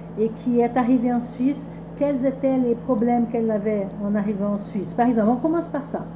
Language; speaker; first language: French; non-native, fluent; Portuguese